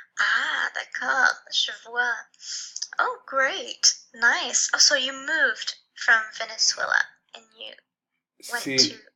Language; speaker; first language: English; non-native, fluent; French